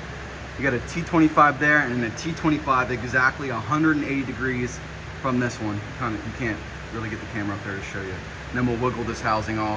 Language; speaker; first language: English; native; English